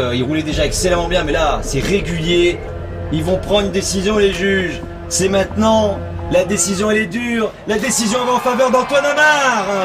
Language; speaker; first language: French; native; French